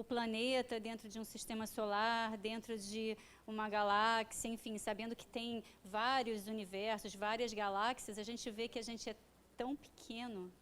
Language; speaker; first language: Portuguese; native; Portuguese